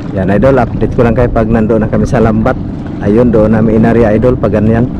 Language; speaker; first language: Filipino; non-native, local second language; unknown